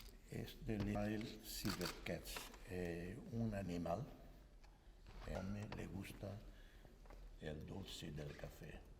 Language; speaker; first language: Spanish; non-native, learner; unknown